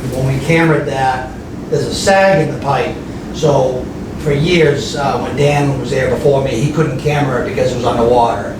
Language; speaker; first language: English; native; English